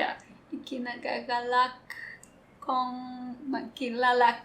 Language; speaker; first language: Filipino; non-native, learner; Russian